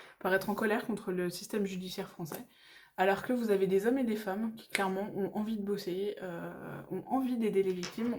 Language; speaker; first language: French; native; French